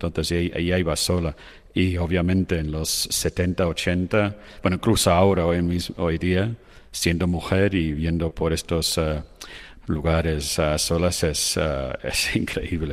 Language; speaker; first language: Spanish; non-native, fluent; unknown